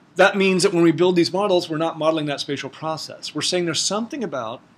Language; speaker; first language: English; native; English